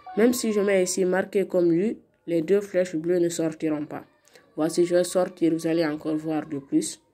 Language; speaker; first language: French; non-native, local second language; Fula